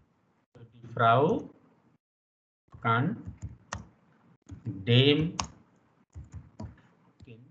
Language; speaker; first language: German; non-native, fluent; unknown